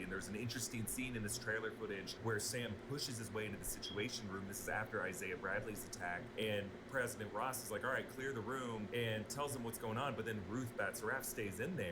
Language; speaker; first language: English; native; English